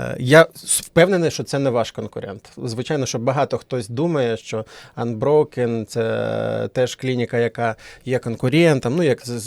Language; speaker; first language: Ukrainian; native; Ukrainian